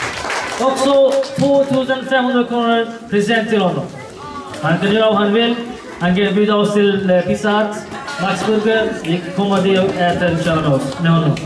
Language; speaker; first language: Swedish; non-native, learner; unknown